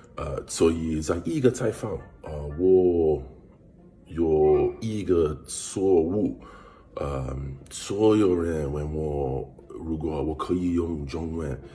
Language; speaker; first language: Chinese; non-native, learner; English